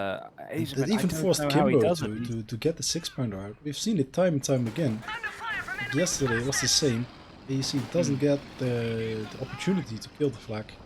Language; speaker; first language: English; non-native, fluent; Dutch